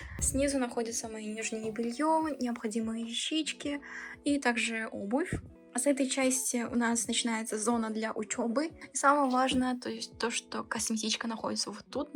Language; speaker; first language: Russian; early bilingual, heritage; Russian